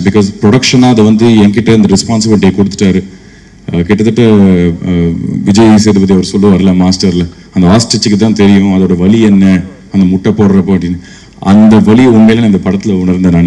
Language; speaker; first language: Tamil; native; Tamil